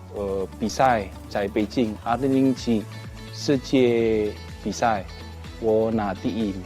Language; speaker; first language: Chinese; non-native, learner; Indonesian